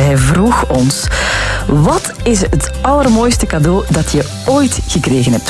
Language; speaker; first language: Dutch; native; Dutch